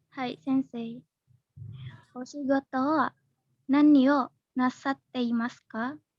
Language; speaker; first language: Japanese; non-native, learner; Indonesian